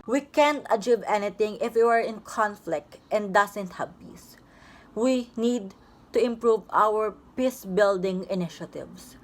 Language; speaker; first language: English; non-native, local second language; Filipino